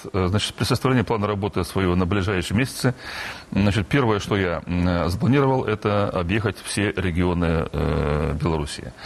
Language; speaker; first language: Russian; non-native, local second language; Romanian